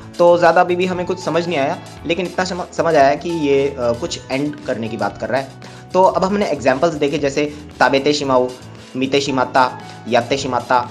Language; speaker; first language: Hindi; native; Hindi